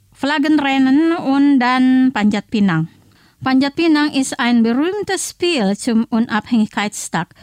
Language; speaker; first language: German; non-native, fluent; Indonesian